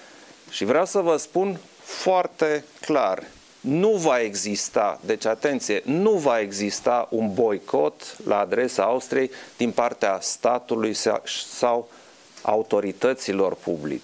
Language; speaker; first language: Romanian; non-native, local second language; German